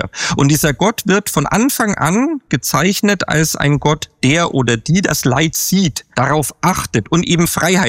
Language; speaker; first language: German; native; German